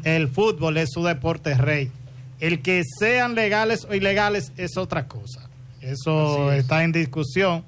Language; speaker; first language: Spanish; native; Spanish